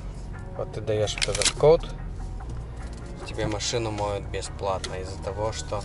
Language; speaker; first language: Russian; native; Russian